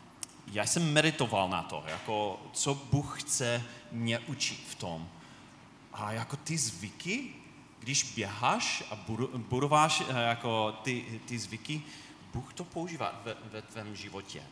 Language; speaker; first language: Czech; non-native, fluent; English